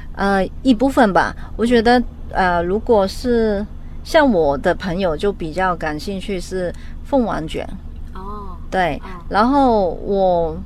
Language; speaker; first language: Chinese; non-native, local second language; Cantonese